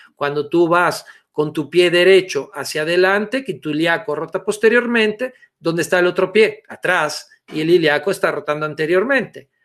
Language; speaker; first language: Spanish; non-native, fluent; Italian